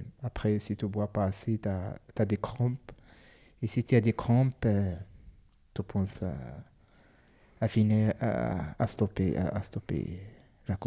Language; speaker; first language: French; non-native, learner; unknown